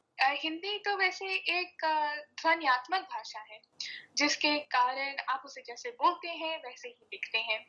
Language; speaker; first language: Hindi; early bilingual, heritage; Punjabi